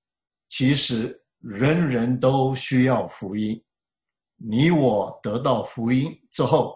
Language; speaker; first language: Chinese; native; Chinese